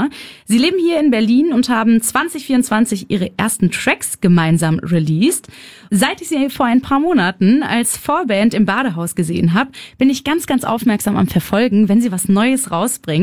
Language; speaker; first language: German; native; German